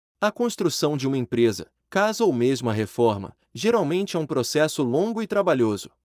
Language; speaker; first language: Portuguese; native; Portuguese